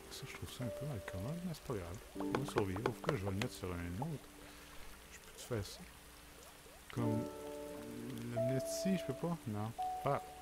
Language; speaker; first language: French; native; French